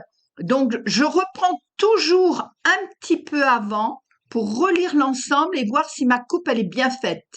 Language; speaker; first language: French; native; French